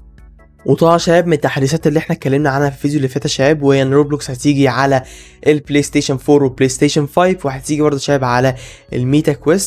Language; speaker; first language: Arabic; native; Arabic